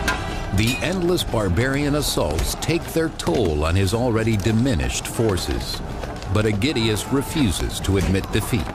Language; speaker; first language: English; native; English